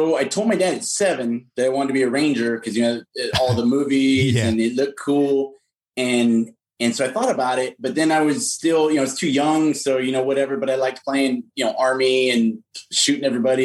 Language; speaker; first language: English; native; English